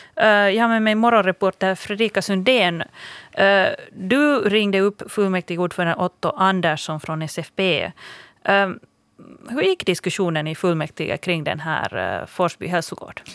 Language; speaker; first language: Swedish; native; Swedish